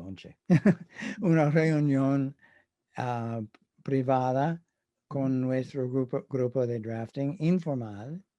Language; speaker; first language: Spanish; non-native, fluent; English